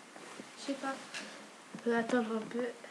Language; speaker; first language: French; native; French